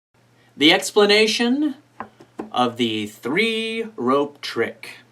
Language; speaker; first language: English; native; English